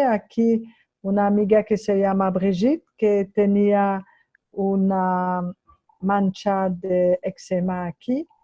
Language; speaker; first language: Spanish; non-native, fluent; French